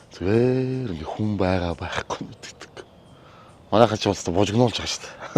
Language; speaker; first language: Mongolian; native; Mongolian